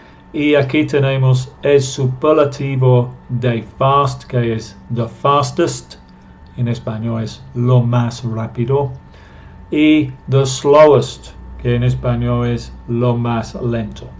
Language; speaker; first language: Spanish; non-native, fluent; English